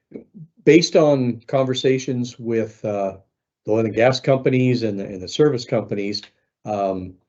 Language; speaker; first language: English; native; English